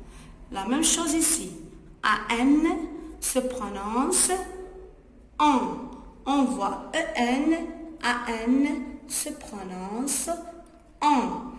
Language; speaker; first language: French; non-native, local second language; Arabic